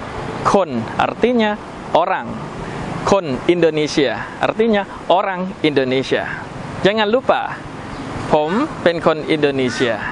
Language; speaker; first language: Indonesian; non-native, fluent; Thai